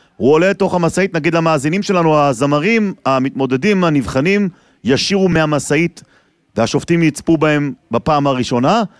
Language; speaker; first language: Hebrew; native; Hebrew